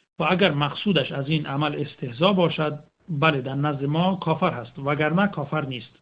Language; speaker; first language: Persian; native; Persian